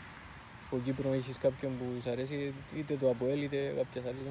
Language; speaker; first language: Greek; native; Greek